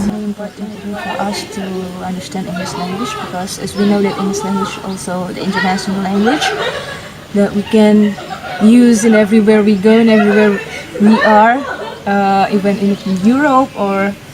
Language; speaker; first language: English; non-native, fluent; Indonesian